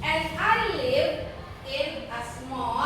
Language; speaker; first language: English; non-native, fluent; Indonesian